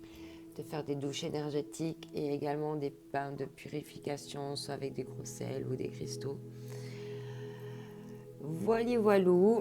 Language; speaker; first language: French; native; French